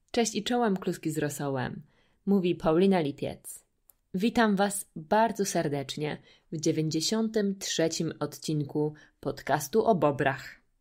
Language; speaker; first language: Polish; native; Polish